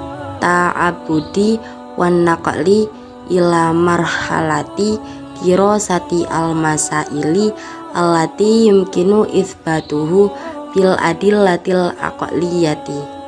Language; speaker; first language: Arabic; non-native, learner; Indonesian